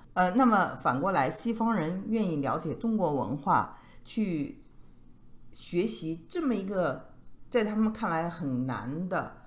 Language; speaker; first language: Chinese; native; Chinese